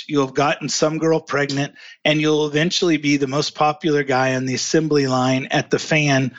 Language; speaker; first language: English; native; English